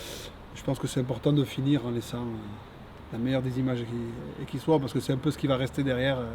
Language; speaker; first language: French; native; French